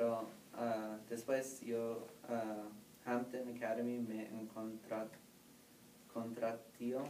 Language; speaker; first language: Spanish; non-native, learner; English